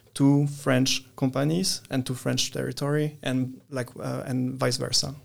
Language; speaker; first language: English; non-native, fluent; French